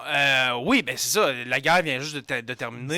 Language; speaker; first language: French; native; French